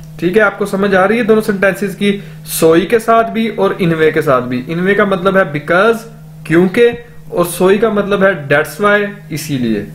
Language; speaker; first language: Urdu; non-native, local second language; Punjabi